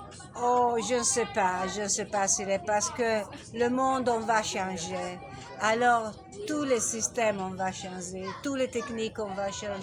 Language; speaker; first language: French; non-native, learner; Italian